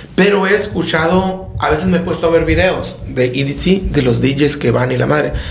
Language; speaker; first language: Spanish; native; Spanish